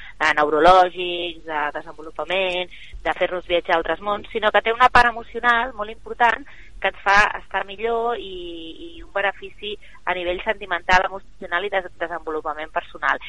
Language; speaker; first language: Catalan; native; Catalan